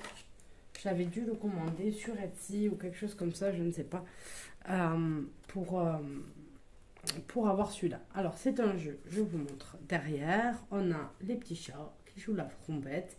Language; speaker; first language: French; native; French